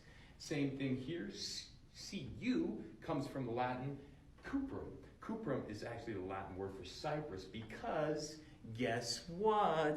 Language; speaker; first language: English; native; English